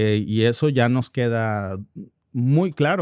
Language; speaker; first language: Spanish; native; Spanish